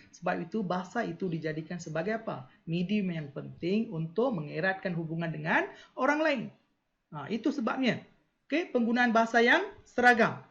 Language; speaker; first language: Malay; non-native, local second language; Tamil